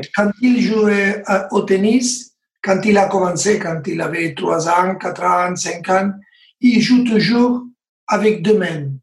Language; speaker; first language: French; non-native, learner; Spanish